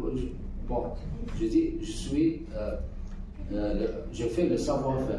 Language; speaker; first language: French; non-native, local second language; Arabic